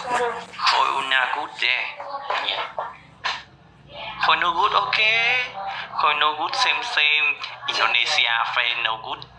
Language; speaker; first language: English; non-native, learner; Vietnamese